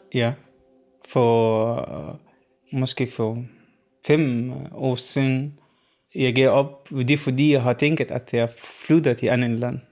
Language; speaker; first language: Danish; non-native, learner; Arabic